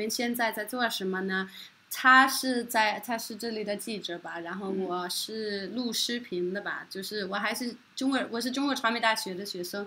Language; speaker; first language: Chinese; non-native, fluent; Norwegian